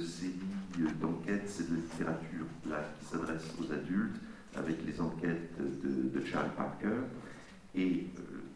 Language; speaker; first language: French; native; French